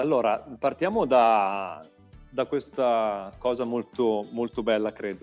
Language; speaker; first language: Italian; native; Italian